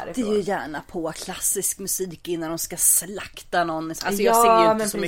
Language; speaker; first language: Swedish; native; Swedish